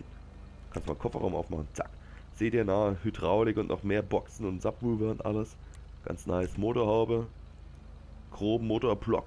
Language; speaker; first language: German; native; German